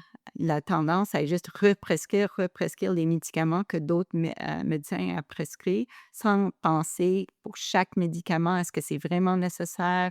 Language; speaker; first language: French; non-native, local second language; English